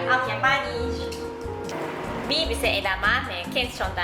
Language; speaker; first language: German; non-native, learner; Japanese